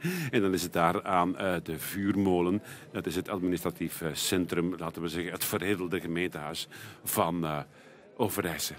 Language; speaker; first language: Dutch; native; Dutch